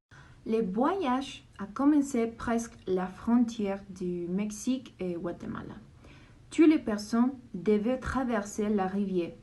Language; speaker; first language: French; non-native, learner; Spanish